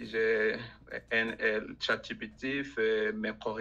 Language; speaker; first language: French; non-native, learner; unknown